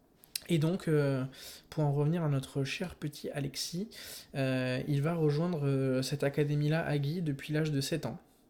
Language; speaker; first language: French; native; French